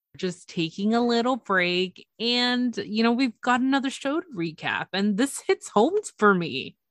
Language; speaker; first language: English; native; English